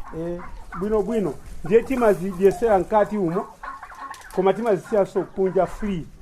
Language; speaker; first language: Nyanja; non-native, local second language; Tumbuka